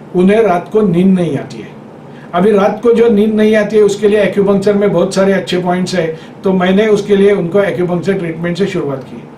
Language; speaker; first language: Hindi; non-native, local second language; Marathi